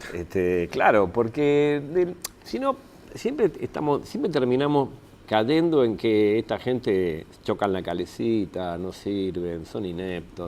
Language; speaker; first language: Spanish; native; Spanish